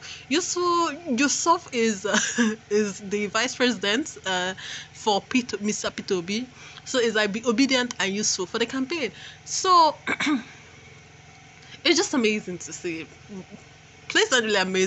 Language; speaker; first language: English; non-native, local second language; Igbo